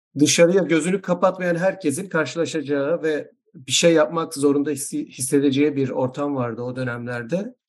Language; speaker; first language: Turkish; native; Turkish